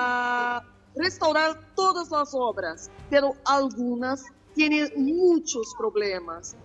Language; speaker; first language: Spanish; non-native, fluent; Portuguese